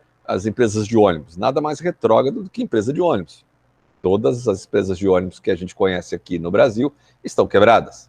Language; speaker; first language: Portuguese; native; Portuguese